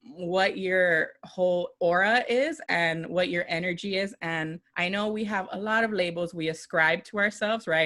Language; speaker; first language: English; native; English